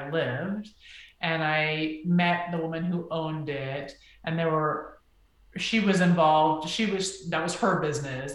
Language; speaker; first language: English; native; English